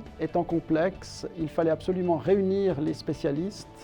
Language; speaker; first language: French; native; French